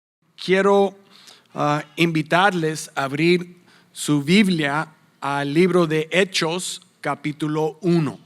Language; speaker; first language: Spanish; non-native, fluent; English